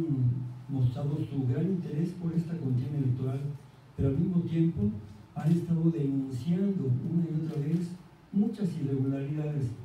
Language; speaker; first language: Spanish; native; Spanish